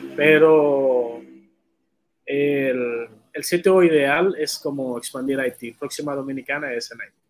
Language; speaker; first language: Spanish; non-native, fluent; Haitian Creole